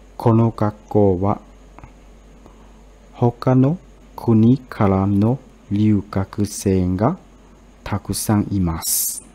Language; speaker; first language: Japanese; non-native, fluent; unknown